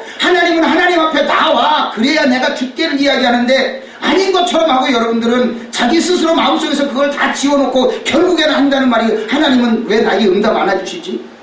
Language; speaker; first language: Korean; native; Korean